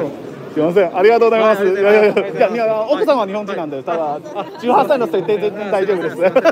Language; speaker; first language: Japanese; non-native, fluent; Chinese